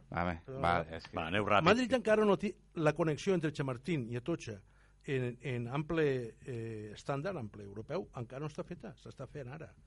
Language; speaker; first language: Catalan; native; Catalan